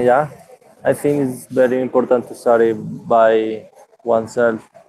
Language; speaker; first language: English; non-native, learner; Spanish